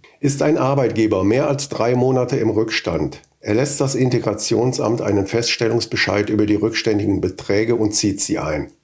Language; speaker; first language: German; native; German